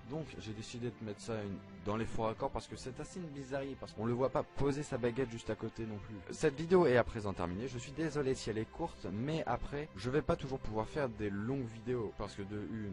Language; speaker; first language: French; native; French